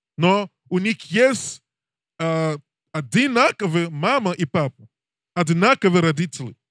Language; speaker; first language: Russian; non-native, learner; English